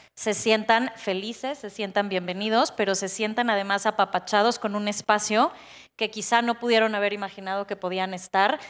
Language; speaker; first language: Spanish; native; Spanish